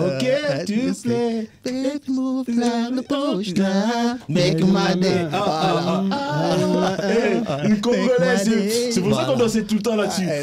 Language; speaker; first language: French; native; French